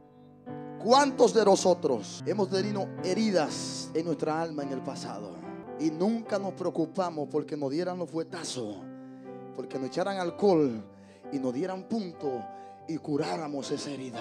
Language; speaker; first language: Spanish; native; Spanish